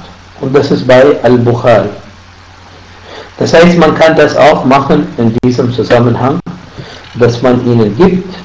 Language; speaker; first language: German; non-native, fluent; Arabic